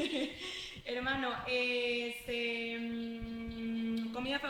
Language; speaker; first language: Spanish; native; Spanish